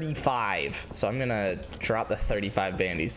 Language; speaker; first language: English; native; English